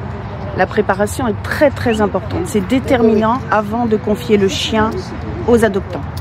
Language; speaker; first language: French; native; French